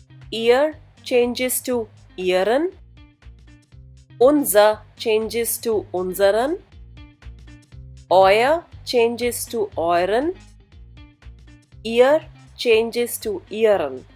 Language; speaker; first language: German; non-native, fluent; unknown